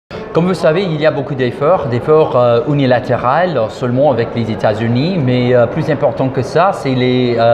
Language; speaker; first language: French; non-native, fluent; English